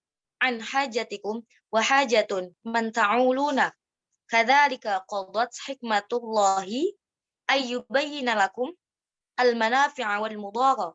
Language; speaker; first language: Arabic; non-native, learner; Indonesian